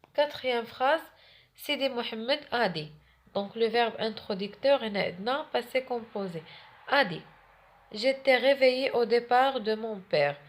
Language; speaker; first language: French; non-native, local second language; Arabic